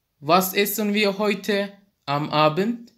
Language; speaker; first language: German; non-native, fluent; Turkish